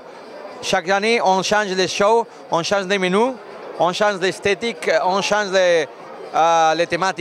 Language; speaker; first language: French; non-native, learner; Spanish